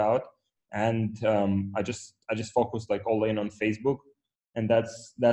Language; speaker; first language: English; non-native, fluent; Ukrainian